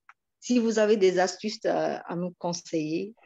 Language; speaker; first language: French; non-native, local second language; Arabic